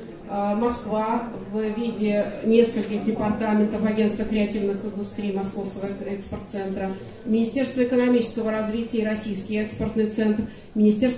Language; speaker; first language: Russian; native; Russian